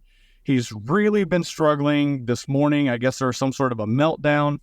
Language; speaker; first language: English; native; English